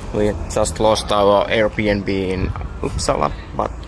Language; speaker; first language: English; non-native, fluent; Finnish